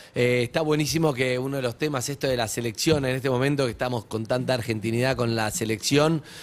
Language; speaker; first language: Spanish; native; Spanish